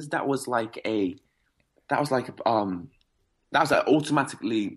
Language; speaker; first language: English; native; English